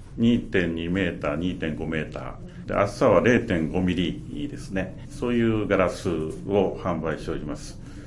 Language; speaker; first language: Japanese; native; Japanese